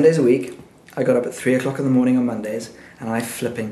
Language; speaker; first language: English; native; English